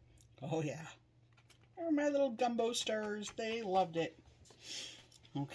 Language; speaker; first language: English; native; English